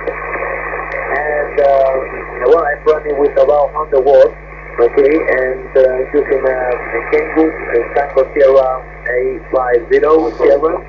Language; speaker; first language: English; non-native, learner; Spanish